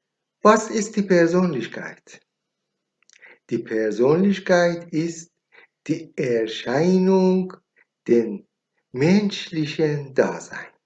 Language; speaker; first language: German; non-native, learner; Persian